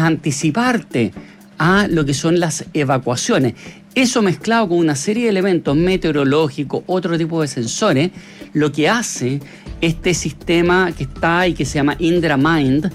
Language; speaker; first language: Spanish; native; Spanish